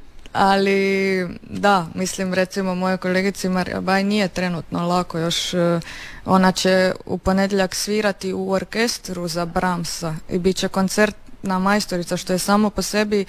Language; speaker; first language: Serbian; native; Serbian